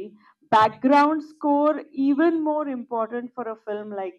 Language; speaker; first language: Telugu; non-native, local second language; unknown